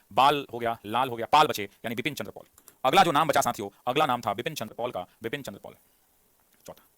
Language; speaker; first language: Hindi; native; Hindi